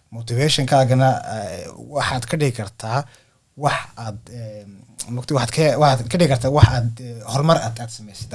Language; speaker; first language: Somali; early bilingual, heritage; Somali